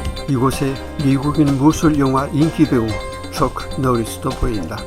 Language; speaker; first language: Korean; native; Korean